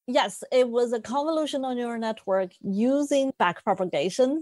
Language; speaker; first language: English; non-native, fluent; Chinese